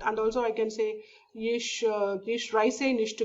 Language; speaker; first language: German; non-native, learner; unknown